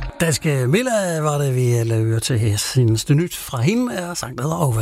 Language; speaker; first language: Danish; native; Danish